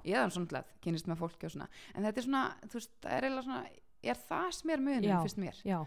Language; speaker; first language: Icelandic; early bilingual, heritage; Icelandic